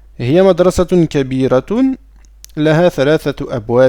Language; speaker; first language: Arabic; non-native, fluent; French